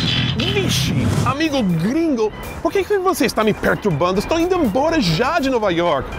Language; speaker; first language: Portuguese; non-native, fluent; English